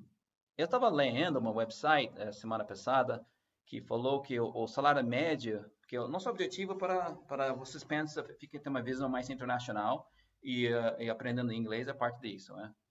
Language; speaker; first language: Portuguese; non-native, learner; English